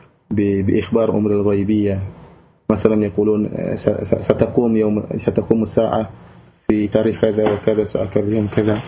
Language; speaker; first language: Arabic; non-native, learner; Indonesian